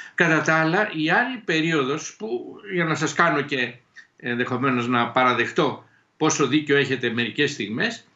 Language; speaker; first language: Greek; native; Greek